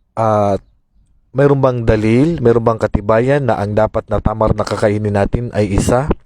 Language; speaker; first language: Filipino; non-native, local second language; Maranao